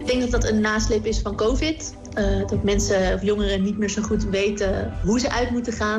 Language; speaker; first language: Dutch; native; Dutch